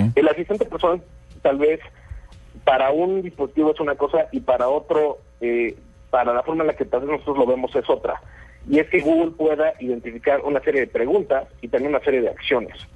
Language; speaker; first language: Spanish; native; Spanish